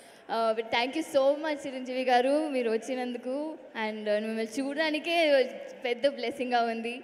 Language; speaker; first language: Telugu; non-native, local second language; Tamil